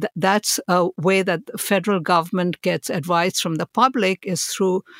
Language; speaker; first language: English; non-native, local second language; Hindi